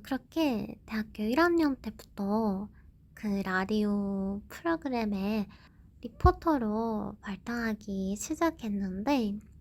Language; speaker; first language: Korean; non-native, fluent; Japanese